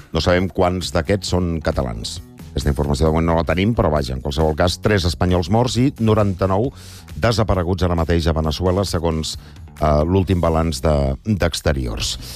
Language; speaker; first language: Catalan; native; Catalan